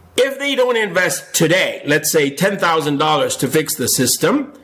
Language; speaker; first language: English; non-native, fluent; Spanish